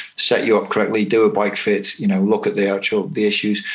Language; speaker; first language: English; native; English